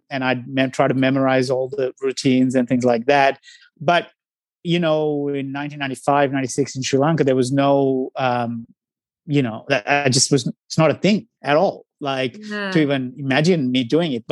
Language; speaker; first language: English; non-native, local second language; Sinhala